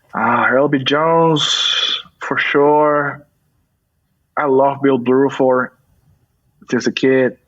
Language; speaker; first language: English; non-native, fluent; Spanish